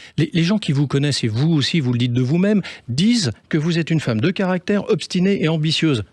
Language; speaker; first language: French; native; French